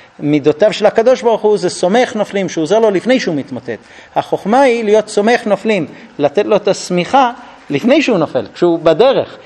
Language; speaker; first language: Hebrew; native; Hebrew